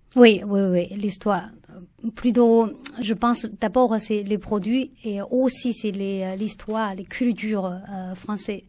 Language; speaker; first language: French; non-native, learner; Chinese